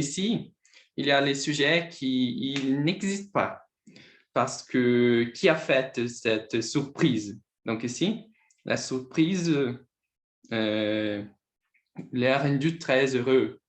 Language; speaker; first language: French; non-native, learner; Portuguese